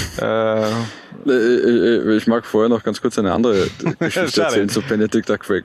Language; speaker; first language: German; native; German